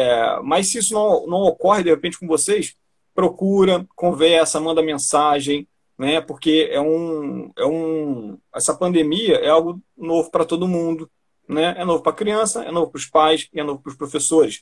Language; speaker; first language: Portuguese; native; Portuguese